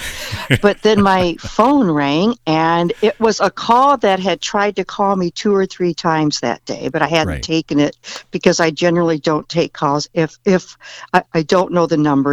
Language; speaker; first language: English; native; English